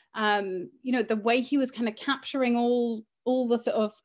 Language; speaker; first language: English; early bilingual, other home language; Greek